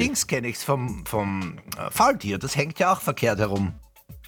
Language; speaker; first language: German; native; German